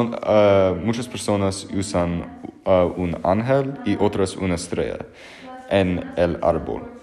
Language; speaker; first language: Spanish; non-native, learner; English